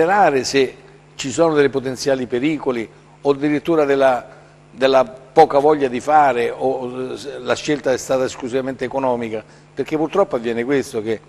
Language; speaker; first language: Italian; native; Italian